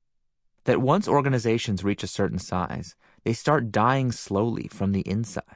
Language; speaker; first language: English; native; English